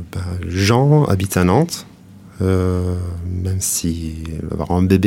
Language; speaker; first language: French; non-native, fluent; Italian